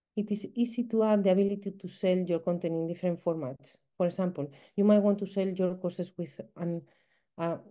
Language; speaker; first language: English; non-native, fluent; Spanish